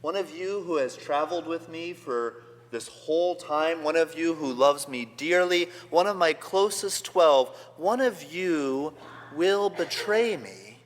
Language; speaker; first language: English; native; English